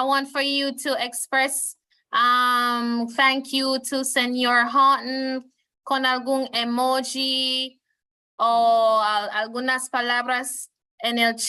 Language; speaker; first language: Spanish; non-native, fluent; English